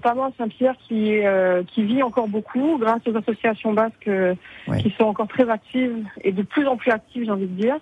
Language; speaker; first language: French; native; French